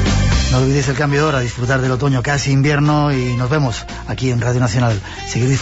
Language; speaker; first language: Spanish; native; Spanish